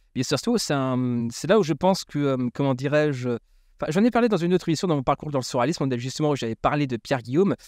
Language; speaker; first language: French; native; French